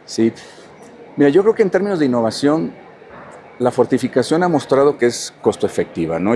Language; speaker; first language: Spanish; native; Spanish